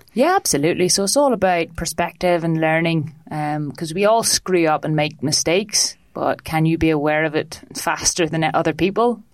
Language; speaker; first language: English; native; English